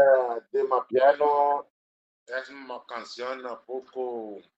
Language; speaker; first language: Spanish; non-native, learner; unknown